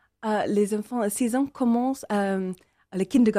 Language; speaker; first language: French; non-native, learner; English